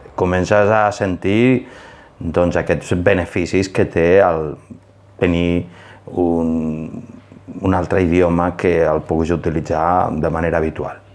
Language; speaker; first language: Catalan; non-native, local second language; Spanish